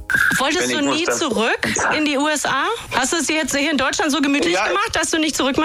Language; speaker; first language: German; native; German